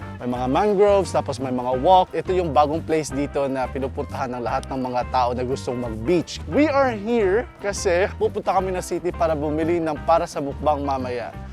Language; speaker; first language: Filipino; non-native, local second language; Cebuano